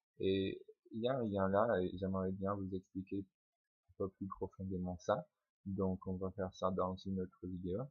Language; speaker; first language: French; non-native, fluent; English